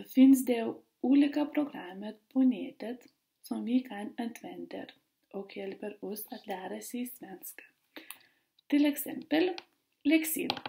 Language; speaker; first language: Swedish; non-native, learner; Lithuanian